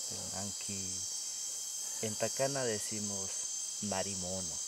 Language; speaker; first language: Spanish; non-native, local second language; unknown